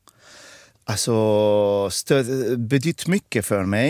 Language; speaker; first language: Swedish; non-native, fluent; Arabic